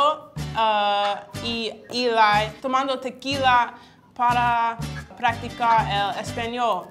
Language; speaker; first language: Spanish; non-native, learner; English